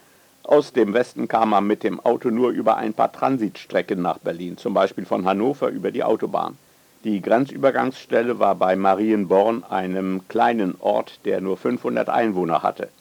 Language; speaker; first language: German; native; German